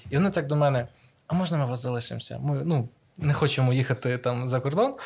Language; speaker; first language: Ukrainian; native; Ukrainian